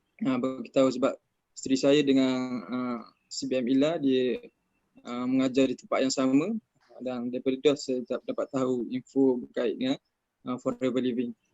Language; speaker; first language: Malay; native; Malay